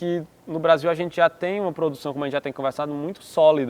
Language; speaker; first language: Portuguese; native; Portuguese